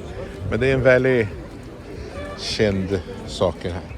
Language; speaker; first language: Swedish; non-native, fluent; Portuguese